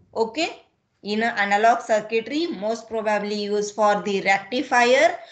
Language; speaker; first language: English; non-native, local second language; Marathi